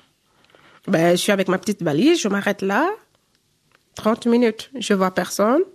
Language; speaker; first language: French; non-native, local second language; Fula